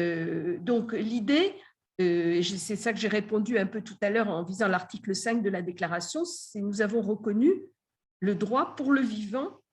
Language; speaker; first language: French; native; French